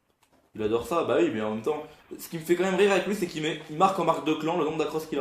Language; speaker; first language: French; native; French